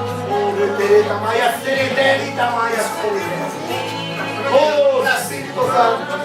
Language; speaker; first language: Italian; native; Italian